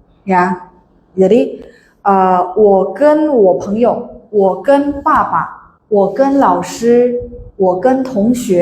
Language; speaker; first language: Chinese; non-native, fluent; Indonesian